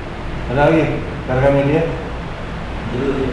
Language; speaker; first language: Indonesian; native; Indonesian